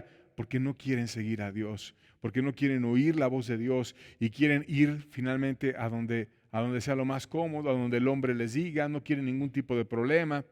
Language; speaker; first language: Spanish; native; Spanish